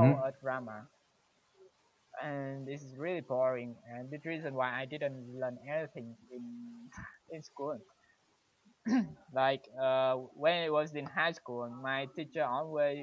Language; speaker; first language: English; non-native, learner; Vietnamese